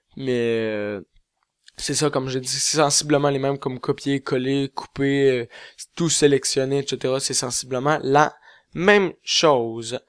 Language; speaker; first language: French; native; French